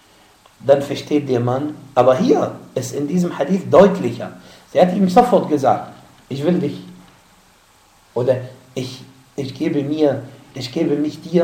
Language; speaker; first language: German; non-native, fluent; Arabic